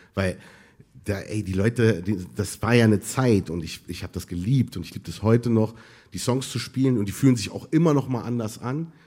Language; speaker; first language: German; early bilingual, other home language; Arabic